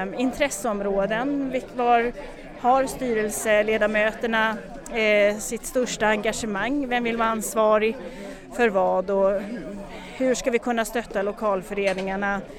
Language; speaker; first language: Swedish; native; Swedish